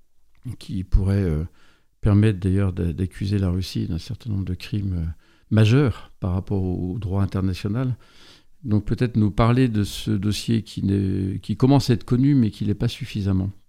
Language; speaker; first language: French; native; French